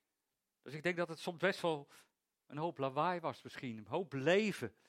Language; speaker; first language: Dutch; native; Dutch